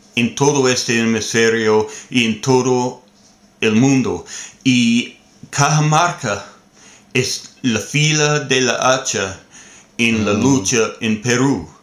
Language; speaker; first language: Spanish; non-native, learner; English